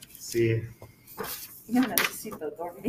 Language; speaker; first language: Spanish; non-native, learner; English